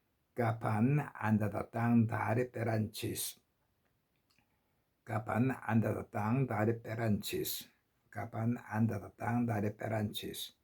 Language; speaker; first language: Indonesian; non-native, learner; Korean